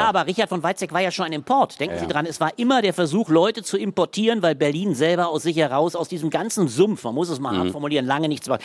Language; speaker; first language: German; native; German